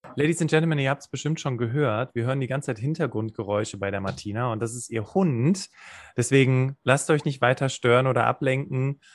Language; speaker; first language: German; native; German